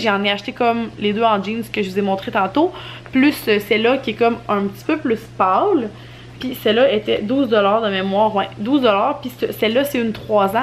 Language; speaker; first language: French; native; French